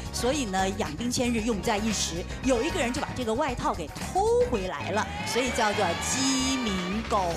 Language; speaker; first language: Chinese; native; Chinese